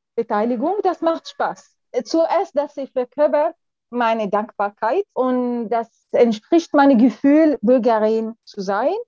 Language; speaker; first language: German; non-native, fluent; Arabic